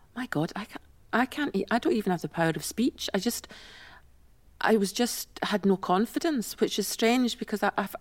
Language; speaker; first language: English; native; English